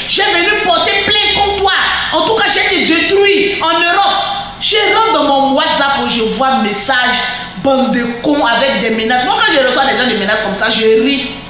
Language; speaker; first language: French; non-native, local second language; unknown